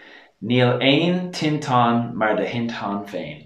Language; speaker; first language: Irish; non-native, local second language; English